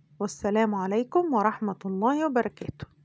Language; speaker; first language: Arabic; native; Arabic